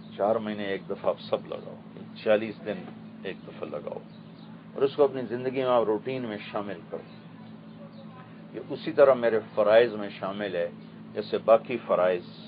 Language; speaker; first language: Urdu; non-native, local second language; Punjabi